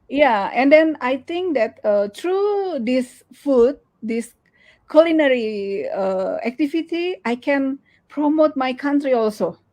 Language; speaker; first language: English; non-native, learner; Indonesian